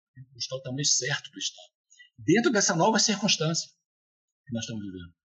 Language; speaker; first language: Portuguese; native; Portuguese